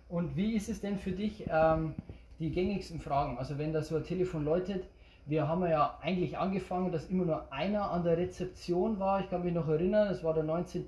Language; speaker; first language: German; native; German